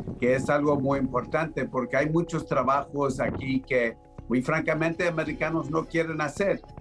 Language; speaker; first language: Spanish; early bilingual, heritage; Spanish